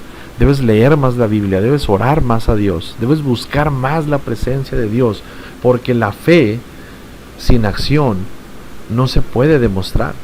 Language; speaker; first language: Spanish; native; Spanish